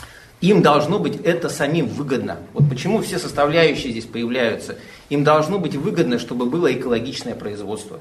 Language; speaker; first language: Russian; native; Russian